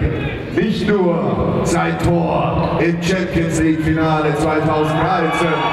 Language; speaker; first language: German; native; German